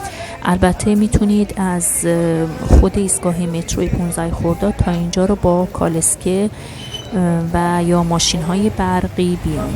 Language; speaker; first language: Persian; native; Persian